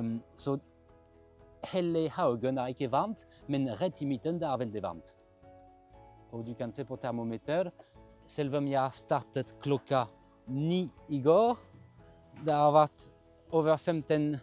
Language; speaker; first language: Norwegian; non-native, fluent; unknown